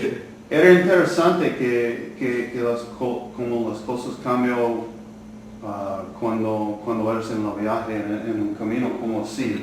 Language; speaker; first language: Spanish; non-native, learner; English